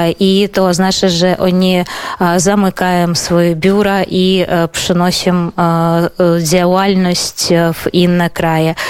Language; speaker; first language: Polish; non-native, fluent; Belarusian